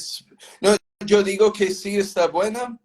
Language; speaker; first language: Spanish; non-native, fluent; English